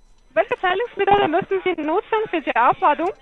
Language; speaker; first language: German; non-native, learner; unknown